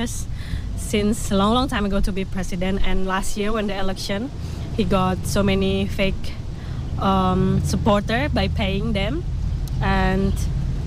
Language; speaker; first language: English; non-native, fluent; Indonesian